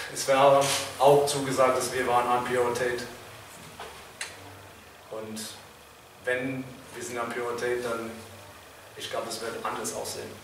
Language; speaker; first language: German; non-native, fluent; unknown